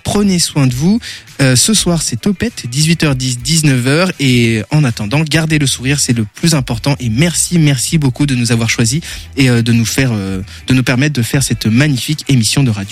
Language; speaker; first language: French; native; French